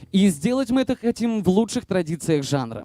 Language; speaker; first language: Russian; native; Russian